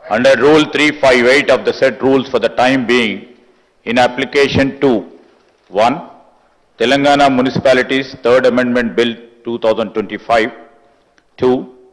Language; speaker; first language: English; non-native, local second language; Telugu